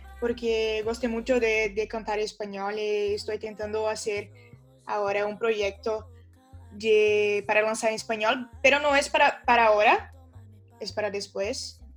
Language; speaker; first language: Spanish; non-native, learner; Portuguese